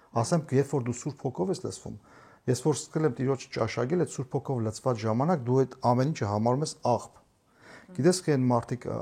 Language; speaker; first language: Armenian; native; Armenian